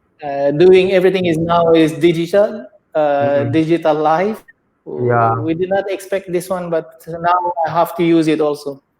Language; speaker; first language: English; non-native, learner; Indonesian